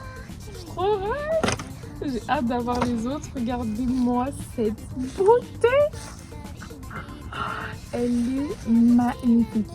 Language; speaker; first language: French; native; French